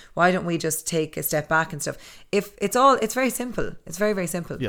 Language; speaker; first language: English; native; English